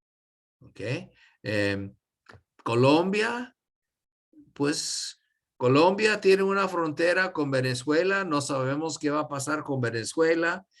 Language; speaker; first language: Spanish; non-native, fluent; English